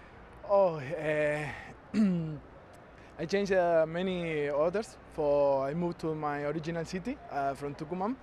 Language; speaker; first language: English; non-native, learner; Spanish